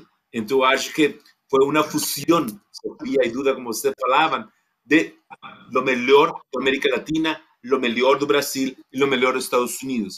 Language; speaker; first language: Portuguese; non-native, fluent; Spanish